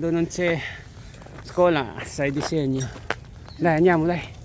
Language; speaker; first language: Italian; non-native, learner; Filipino